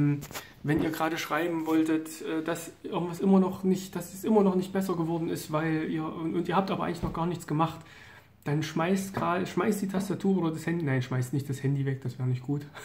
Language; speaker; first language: German; native; German